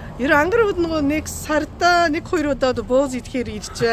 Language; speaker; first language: Mongolian; non-native, fluent; Japanese